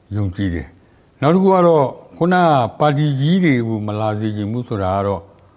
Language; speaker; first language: Burmese; non-native, local second language; Karen languages